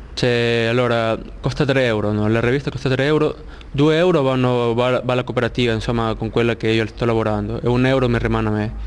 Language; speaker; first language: Italian; non-native, learner; Spanish